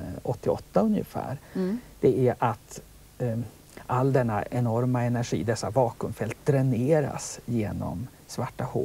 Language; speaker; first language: Swedish; native; Swedish